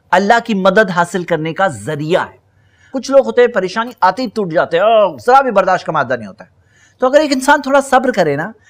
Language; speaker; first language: Hindi; native; Hindi